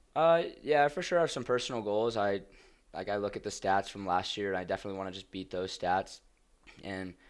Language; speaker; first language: English; native; English